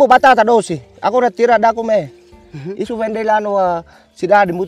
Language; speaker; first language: Portuguese; non-native, learner; Vietnamese